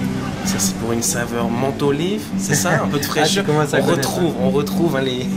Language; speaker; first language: French; native; French